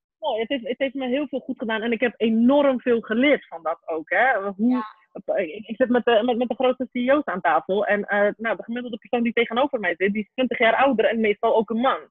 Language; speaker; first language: Dutch; early bilingual, other home language; Persian